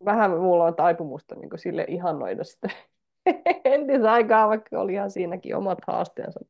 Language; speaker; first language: Finnish; native; Finnish